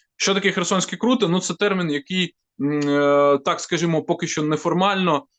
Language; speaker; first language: Ukrainian; native; Ukrainian